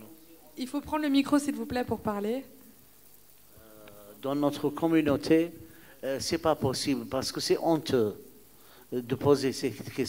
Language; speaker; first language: French; non-native, fluent; Arabic